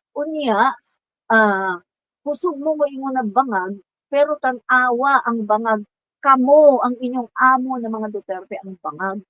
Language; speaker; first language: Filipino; non-native, local second language; Cebuano